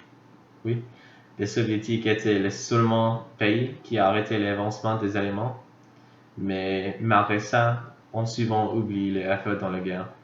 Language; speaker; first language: French; non-native, fluent; English